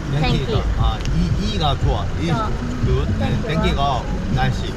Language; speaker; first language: Korean; native; Korean